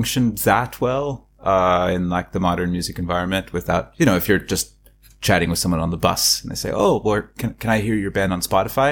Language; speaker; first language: English; native; English